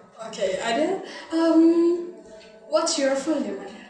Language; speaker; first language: English; non-native, learner; Indonesian